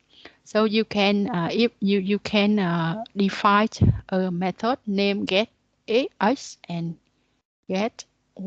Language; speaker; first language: English; non-native, learner; Vietnamese